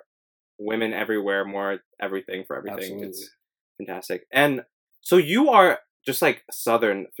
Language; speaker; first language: English; native; English